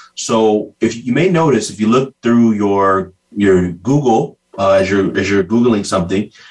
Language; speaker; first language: English; native; English